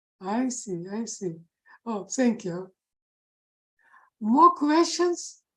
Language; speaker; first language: English; non-native, fluent; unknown